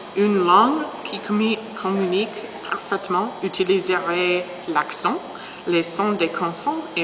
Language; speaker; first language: French; non-native, learner; English